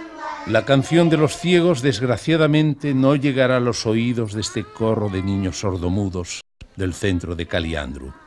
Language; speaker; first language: Spanish; native; Spanish